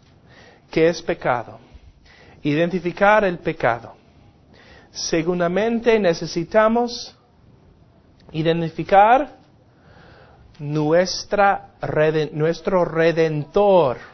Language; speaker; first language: Spanish; non-native, fluent; English